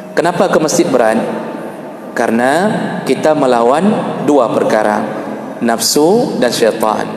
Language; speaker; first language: Malay; non-native, local second language; Achinese